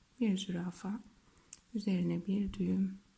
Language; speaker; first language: Turkish; native; Turkish